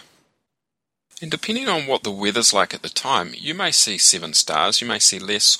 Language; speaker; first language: English; native; English